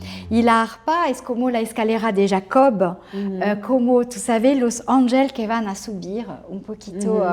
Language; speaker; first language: Spanish; non-native, fluent; French